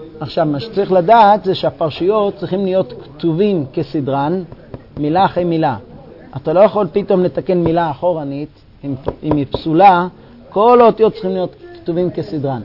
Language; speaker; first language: Hebrew; non-native, fluent; English